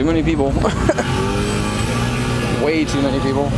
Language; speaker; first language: English; native; English